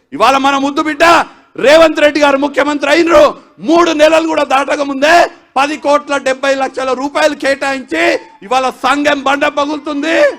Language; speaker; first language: Telugu; native; Telugu